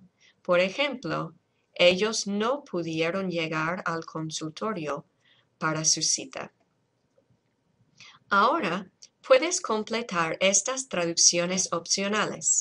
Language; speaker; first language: Spanish; non-native, fluent; English